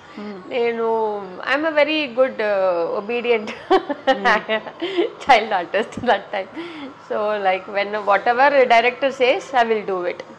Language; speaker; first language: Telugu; non-native, local second language; Tamil